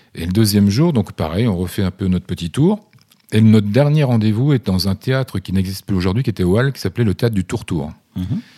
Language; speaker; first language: French; native; French